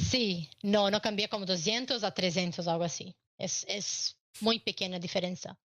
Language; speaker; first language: Spanish; non-native, learner; Portuguese